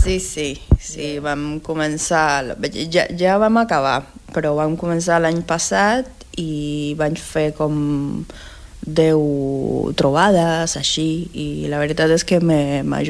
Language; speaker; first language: Catalan; non-native, fluent; Spanish